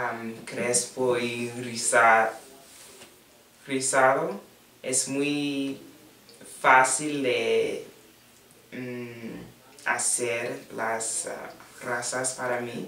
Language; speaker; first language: Spanish; non-native, learner; English